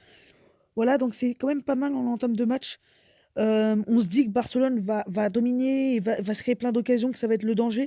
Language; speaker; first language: French; native; French